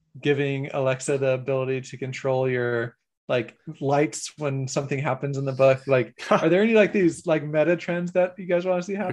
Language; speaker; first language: English; native; English